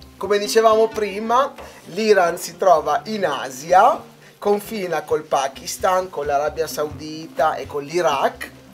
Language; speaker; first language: Italian; non-native, fluent; Persian